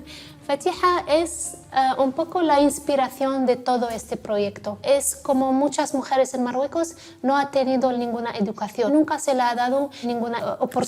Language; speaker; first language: Spanish; non-native, fluent; Arabic